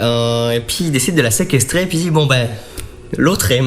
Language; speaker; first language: French; native; French